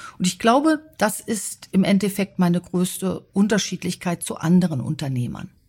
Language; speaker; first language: German; native; German